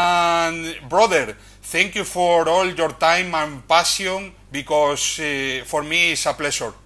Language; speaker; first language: English; non-native, learner; Spanish